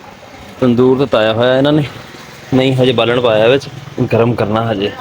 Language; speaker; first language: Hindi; non-native, local second language; Punjabi